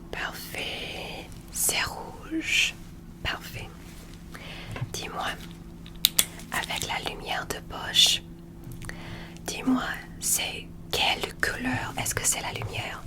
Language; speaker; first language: French; non-native, learner; English